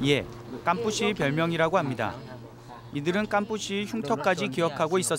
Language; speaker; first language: Korean; native; Korean